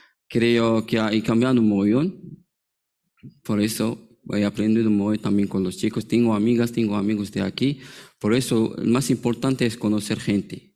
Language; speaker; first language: Spanish; non-native, learner; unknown